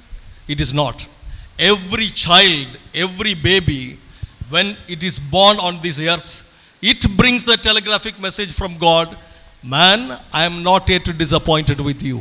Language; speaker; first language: English; non-native, local second language; Tamil